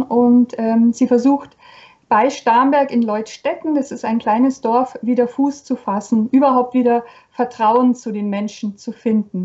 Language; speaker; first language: German; native; German